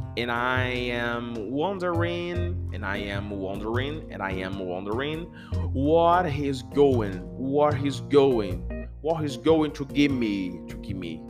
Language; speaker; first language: English; non-native, fluent; Portuguese